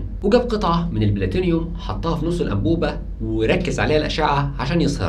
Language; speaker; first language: Arabic; native; Arabic